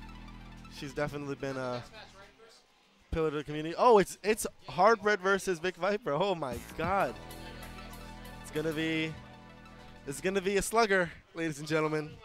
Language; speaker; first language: English; native; English